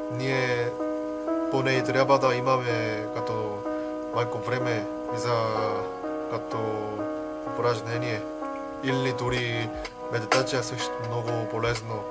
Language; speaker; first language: Bulgarian; non-native, learner; Korean